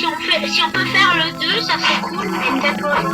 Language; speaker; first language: French; native; French